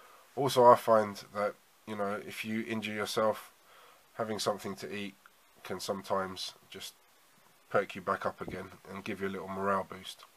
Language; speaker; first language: English; native; English